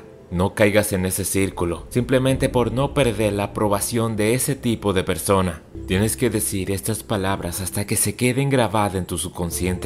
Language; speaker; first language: Spanish; native; Spanish